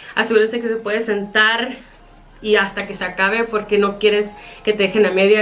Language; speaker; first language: Spanish; early bilingual, heritage; Spanish